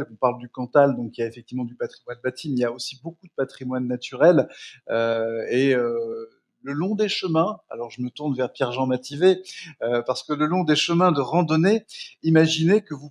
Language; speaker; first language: French; native; French